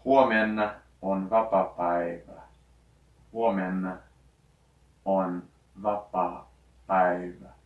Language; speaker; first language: Finnish; non-native, learner; Portuguese